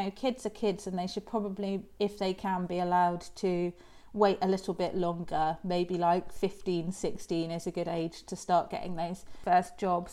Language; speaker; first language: English; native; English